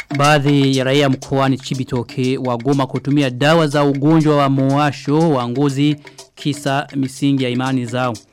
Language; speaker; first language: Swahili; non-native, local second language; Rundi